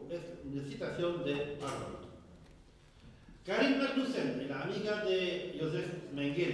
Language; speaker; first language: Spanish; non-native, fluent; French